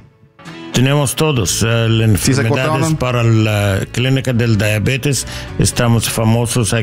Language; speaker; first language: Spanish; non-native, learner; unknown